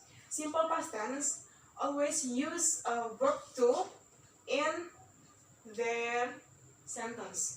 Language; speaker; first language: English; non-native, learner; Indonesian